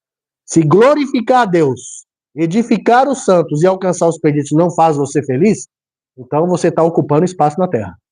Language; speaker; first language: Portuguese; native; Portuguese